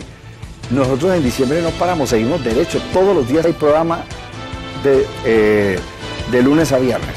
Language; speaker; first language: Spanish; native; Spanish